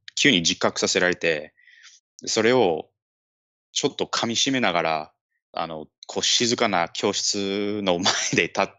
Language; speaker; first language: Japanese; non-native, fluent; English